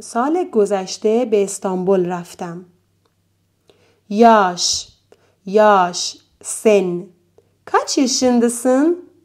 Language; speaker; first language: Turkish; non-native, fluent; Persian